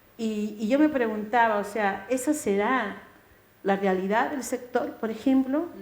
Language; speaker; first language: Spanish; native; Spanish